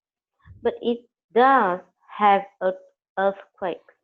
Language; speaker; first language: English; non-native, learner; Vietnamese